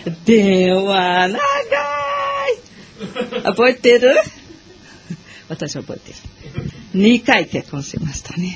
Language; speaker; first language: Japanese; non-native, learner; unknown